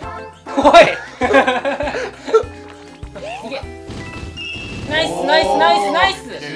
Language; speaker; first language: Japanese; native; Japanese